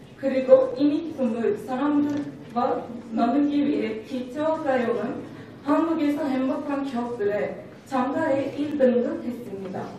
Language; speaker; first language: Korean; non-native, learner; Turkish